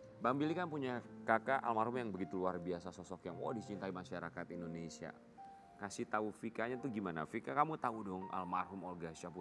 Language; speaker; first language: Indonesian; native; Indonesian